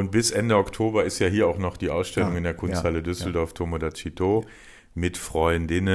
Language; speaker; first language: German; native; German